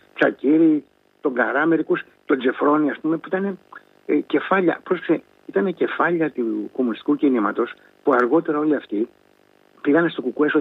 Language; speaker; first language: Greek; native; Greek